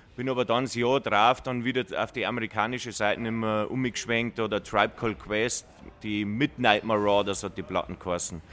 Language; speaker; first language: German; native; German